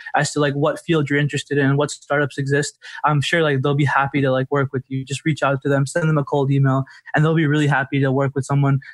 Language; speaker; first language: English; native; English